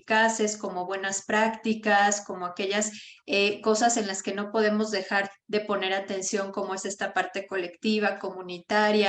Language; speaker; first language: Spanish; native; Spanish